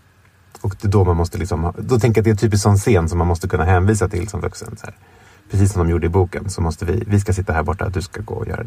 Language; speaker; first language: Swedish; native; Swedish